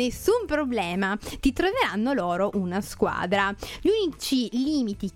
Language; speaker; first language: Italian; native; Italian